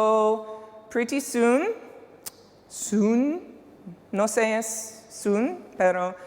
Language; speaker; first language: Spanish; non-native, learner; English